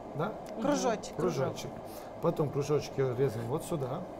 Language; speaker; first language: Russian; non-native, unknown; Italian